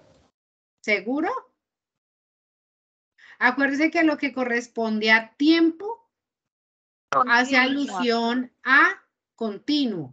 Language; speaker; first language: Spanish; native; Spanish